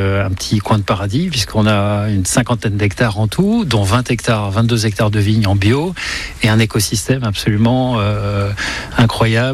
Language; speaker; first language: French; native; French